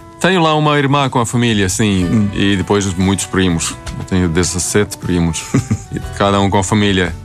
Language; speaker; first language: Portuguese; non-native, fluent; Swedish